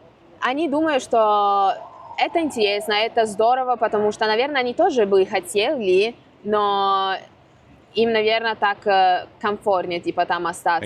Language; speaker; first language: Russian; non-native, fluent; Italian